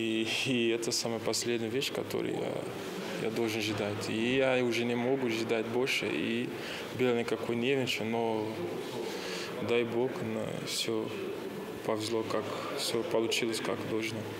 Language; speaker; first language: Russian; non-native, learner; Portuguese